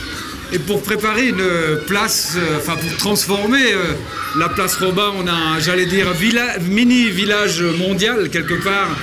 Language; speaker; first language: French; native; French